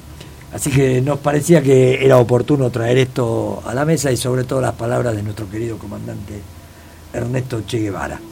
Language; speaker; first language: Spanish; native; Spanish